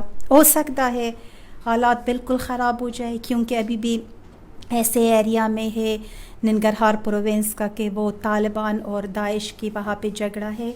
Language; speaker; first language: Hindi; non-native, fluent; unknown